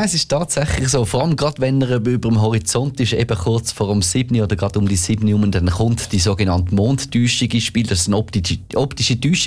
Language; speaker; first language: German; native; German